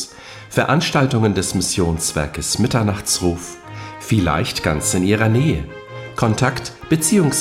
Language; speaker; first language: German; native; German